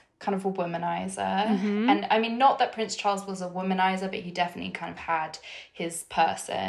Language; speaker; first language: English; native; English